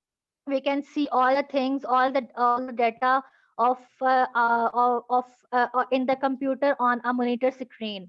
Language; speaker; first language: English; non-native, local second language; Urdu